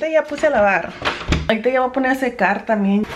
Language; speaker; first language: Spanish; early bilingual, heritage; English